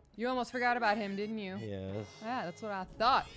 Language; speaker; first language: English; native; English